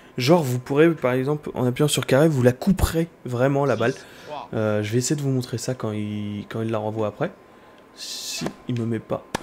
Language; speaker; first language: French; native; French